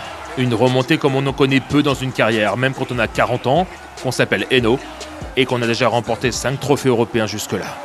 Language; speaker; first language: French; native; French